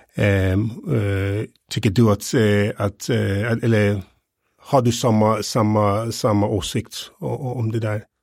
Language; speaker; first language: Swedish; non-native, fluent; English